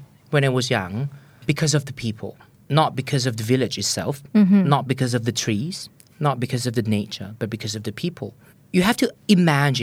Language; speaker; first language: English; non-native, fluent; Thai